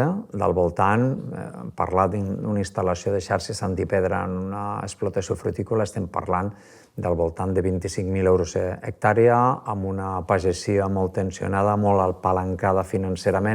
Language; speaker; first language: Catalan; native; Catalan